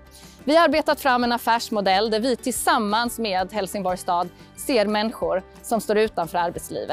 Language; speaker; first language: Swedish; native; Swedish